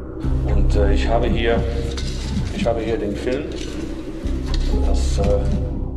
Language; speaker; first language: German; non-native, fluent; English